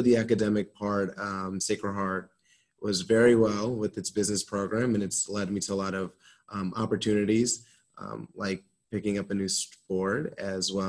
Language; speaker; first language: English; native; English